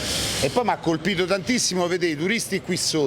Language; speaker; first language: Italian; native; Italian